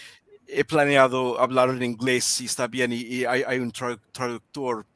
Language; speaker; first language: Spanish; non-native, learner; English